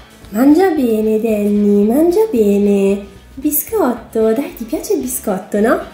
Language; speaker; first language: Italian; native; Italian